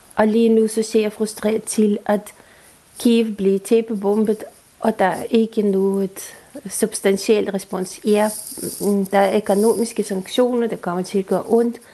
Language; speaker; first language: Danish; non-native, fluent; Russian